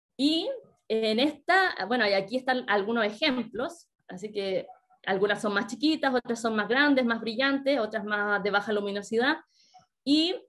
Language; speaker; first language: Spanish; native; Spanish